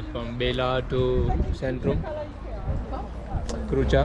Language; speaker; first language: English; non-native, learner; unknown